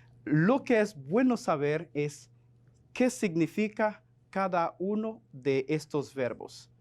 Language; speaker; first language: Spanish; non-native, fluent; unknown